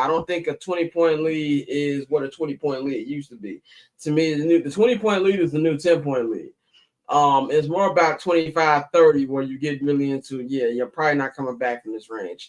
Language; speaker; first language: English; native; English